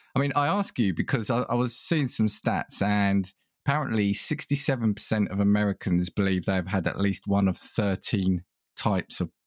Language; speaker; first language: English; early bilingual, other home language; Italian